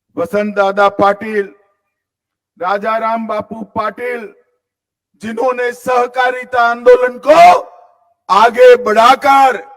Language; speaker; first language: Hindi; non-native, local second language; Gujarati